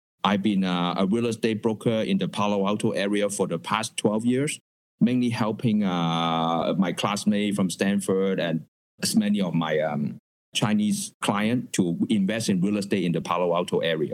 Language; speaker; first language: English; non-native, local second language; Cantonese